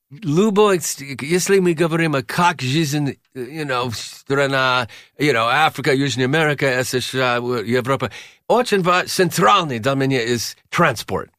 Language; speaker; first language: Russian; non-native, learner; English